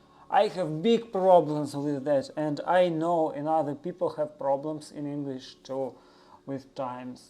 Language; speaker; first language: English; non-native, learner; Russian